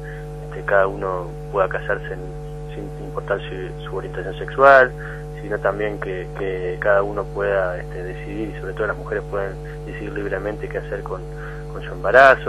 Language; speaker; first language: Spanish; native; Spanish